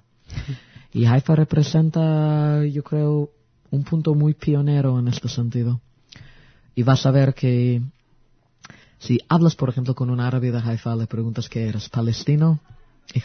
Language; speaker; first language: Spanish; early bilingual, heritage; Spanish